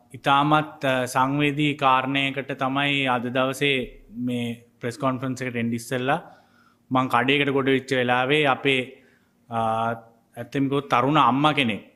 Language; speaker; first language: Sinhala; native; Sinhala